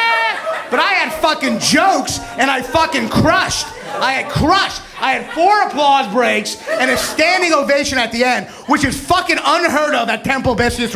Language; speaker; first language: English; native; English